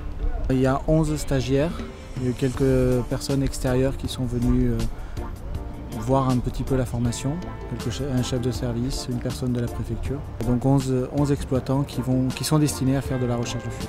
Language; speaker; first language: French; native; French